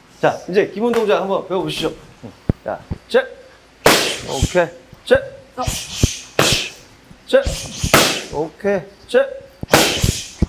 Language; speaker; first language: Korean; non-native, learner; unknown